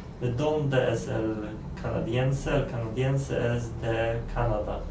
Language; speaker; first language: Spanish; non-native, learner; Polish